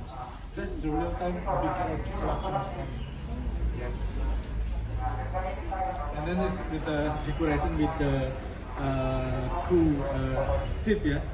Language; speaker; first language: English; non-native, learner; Indonesian